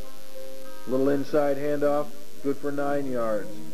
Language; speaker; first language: English; native; English